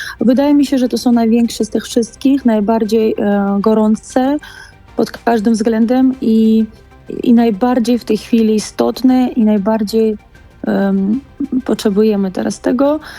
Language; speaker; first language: Polish; non-native, fluent; Georgian